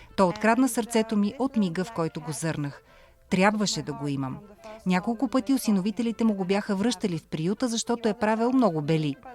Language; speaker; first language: Bulgarian; early bilingual, heritage; Bulgarian